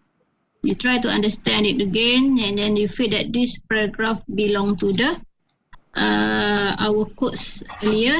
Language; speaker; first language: English; non-native, fluent; Malay